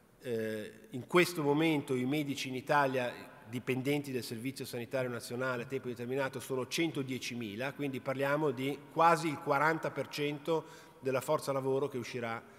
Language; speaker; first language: Italian; native; Italian